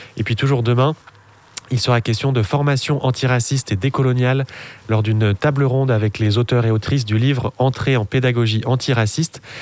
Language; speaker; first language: French; native; French